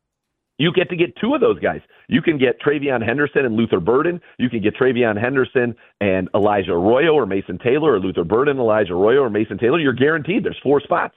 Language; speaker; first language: English; native; English